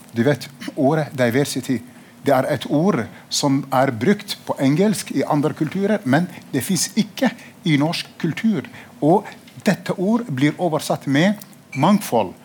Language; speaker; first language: Norwegian; non-native, fluent; Arabic